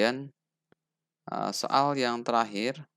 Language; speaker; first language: Indonesian; native; Indonesian